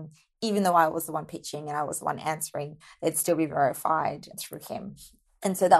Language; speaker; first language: English; native; English